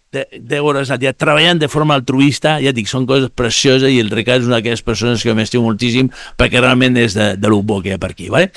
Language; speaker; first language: Catalan; non-native, fluent; Spanish